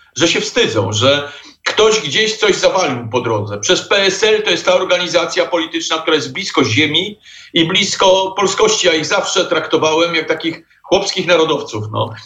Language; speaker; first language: Polish; native; Polish